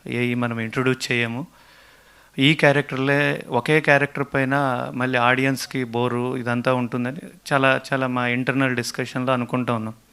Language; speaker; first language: Telugu; native; Telugu